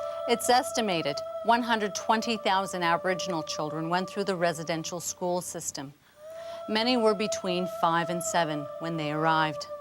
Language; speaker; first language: English; native; English